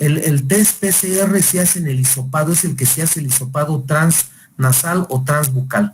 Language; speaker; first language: Spanish; native; Spanish